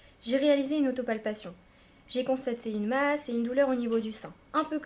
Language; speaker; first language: French; native; French